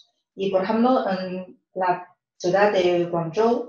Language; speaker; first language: Spanish; non-native, fluent; Chinese